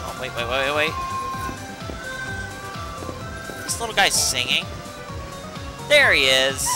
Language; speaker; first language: English; native; English